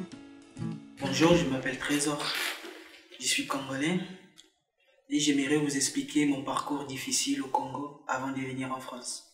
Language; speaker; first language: French; non-native, local second language; Lingala